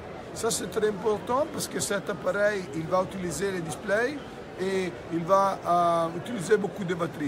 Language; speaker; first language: French; non-native, fluent; Italian